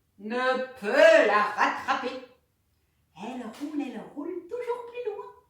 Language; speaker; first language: French; native; French